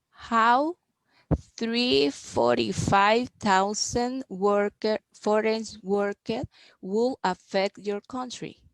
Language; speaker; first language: English; non-native, learner; Spanish